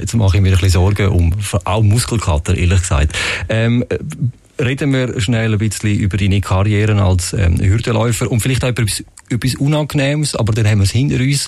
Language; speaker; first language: German; native; German